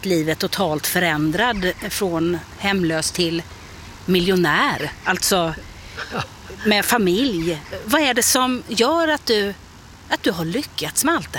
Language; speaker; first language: Swedish; native; Swedish